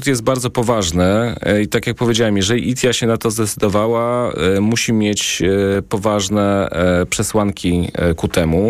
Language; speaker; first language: Polish; native; Polish